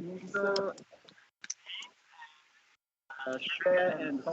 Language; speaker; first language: English; non-native, learner; Japanese